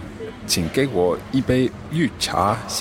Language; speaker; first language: Chinese; non-native, learner; English